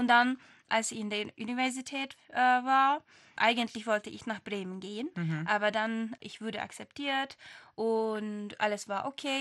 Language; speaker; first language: German; non-native, fluent; Turkish